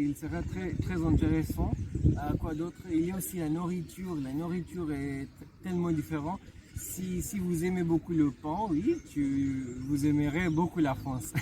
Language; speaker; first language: French; non-native, fluent; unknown